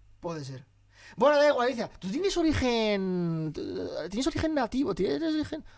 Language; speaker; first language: Spanish; early bilingual, other home language; Arabic